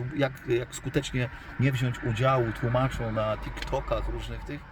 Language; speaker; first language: Polish; native; Polish